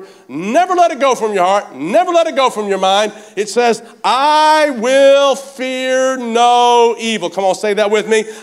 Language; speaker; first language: English; native; English